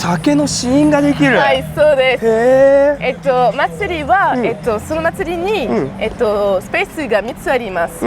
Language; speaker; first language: Japanese; non-native, learner; French